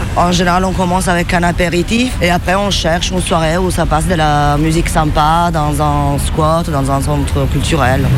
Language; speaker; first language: French; early bilingual, other home language; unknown